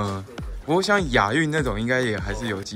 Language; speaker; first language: Chinese; native; Chinese